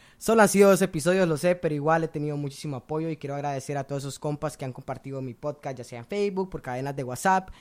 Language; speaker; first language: Spanish; native; Spanish